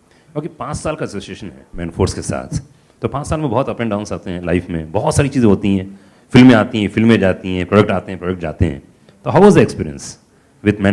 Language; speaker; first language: Hindi; native; Hindi